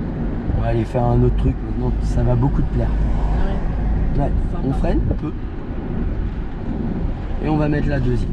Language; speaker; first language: French; native; French